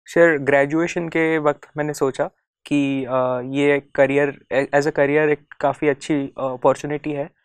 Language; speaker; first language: Hindi; non-native, local second language; Marathi